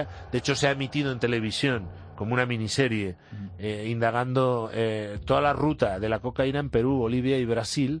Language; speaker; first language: Spanish; native; Spanish